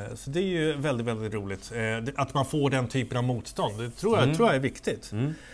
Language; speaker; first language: Swedish; native; Swedish